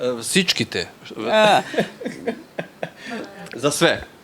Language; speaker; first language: Bosnian; native; Bosnian